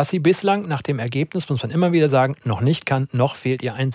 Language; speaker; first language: German; native; German